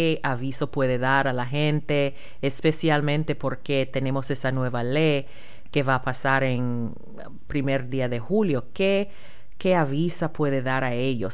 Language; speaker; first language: Spanish; non-native, learner; English